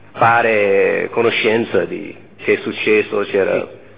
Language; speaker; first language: Italian; non-native, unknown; English